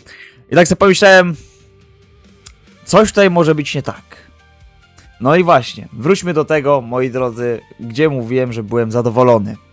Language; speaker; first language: Polish; native; Polish